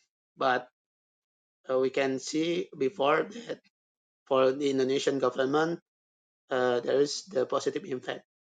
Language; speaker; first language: English; non-native, learner; Indonesian